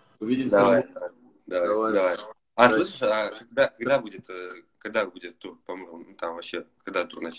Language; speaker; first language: Russian; native; Russian